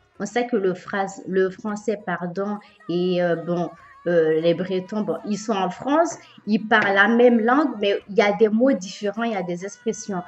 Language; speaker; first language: French; early bilingual, other home language; Bambara